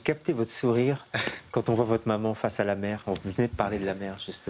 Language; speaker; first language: French; native; French